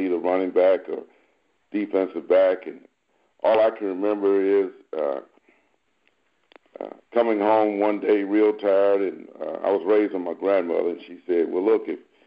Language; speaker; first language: English; native; English